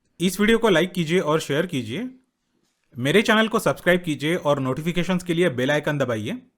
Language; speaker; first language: Hindi; non-native, local second language; Marathi